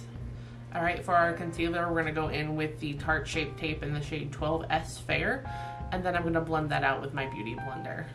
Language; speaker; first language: English; native; English